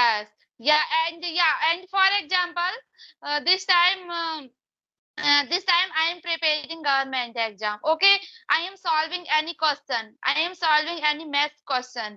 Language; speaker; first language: English; non-native, learner; Hindi